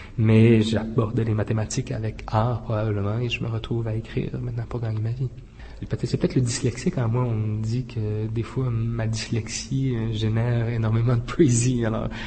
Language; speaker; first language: French; native; French